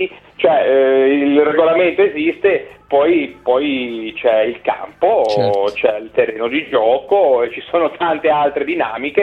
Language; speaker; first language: Italian; native; Italian